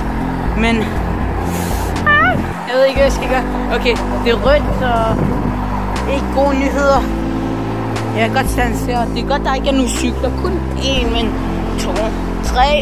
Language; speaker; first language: Danish; non-native, local second language; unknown